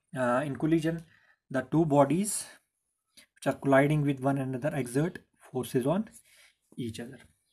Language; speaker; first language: Hindi; non-native, local second language; Kashmiri